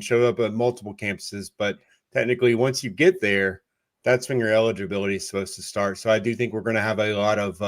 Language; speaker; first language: English; native; English